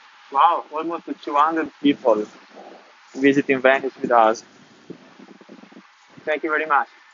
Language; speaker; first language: English; non-native, fluent; Italian